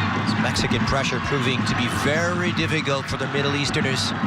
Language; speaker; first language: English; native; English